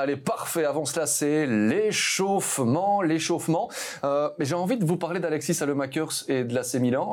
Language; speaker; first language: French; native; French